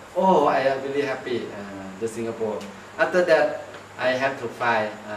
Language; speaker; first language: English; non-native, learner; Thai